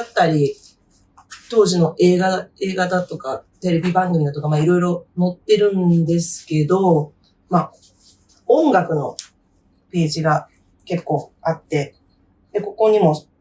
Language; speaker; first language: Japanese; native; Japanese